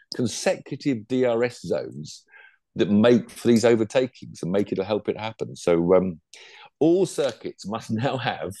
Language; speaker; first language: English; native; English